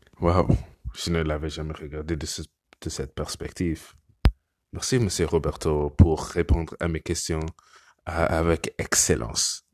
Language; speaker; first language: French; non-native, learner; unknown